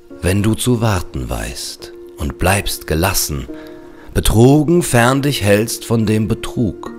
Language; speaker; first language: German; native; German